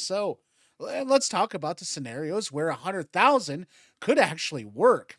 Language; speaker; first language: English; native; English